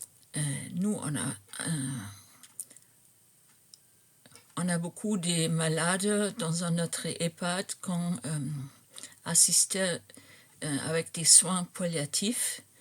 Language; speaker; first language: French; non-native, fluent; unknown